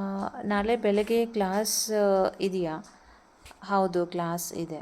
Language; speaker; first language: Kannada; non-native, learner; Telugu